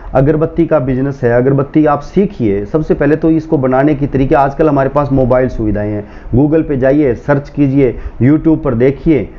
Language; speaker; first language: Hindi; non-native, local second language; Rajasthani